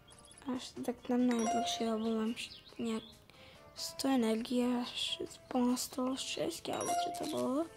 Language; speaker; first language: Slovak; native; Slovak